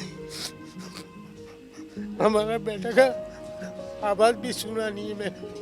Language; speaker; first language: Hindi; non-native, local second language; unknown